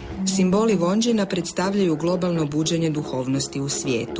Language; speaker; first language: Croatian; native; Croatian